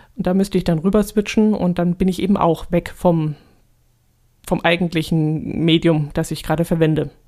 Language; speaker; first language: German; native; German